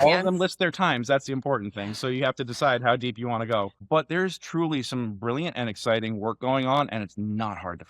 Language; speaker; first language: English; native; English